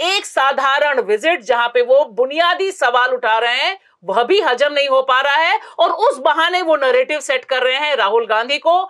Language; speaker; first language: Hindi; native; Hindi